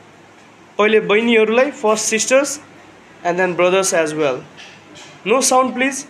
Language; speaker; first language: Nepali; non-native, local second language; Maithili